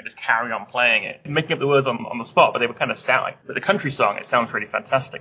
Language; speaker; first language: English; native; English